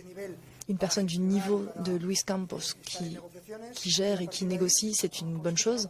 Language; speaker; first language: French; native; French